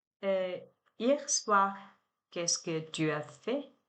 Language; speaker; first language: French; non-native, learner; Chinese